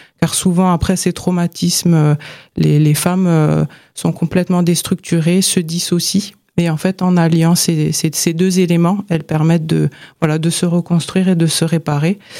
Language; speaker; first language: French; native; French